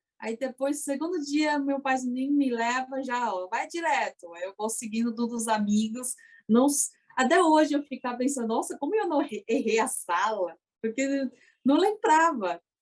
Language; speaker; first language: Portuguese; early bilingual, other home language; Chinese